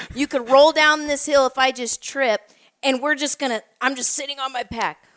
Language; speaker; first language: English; native; English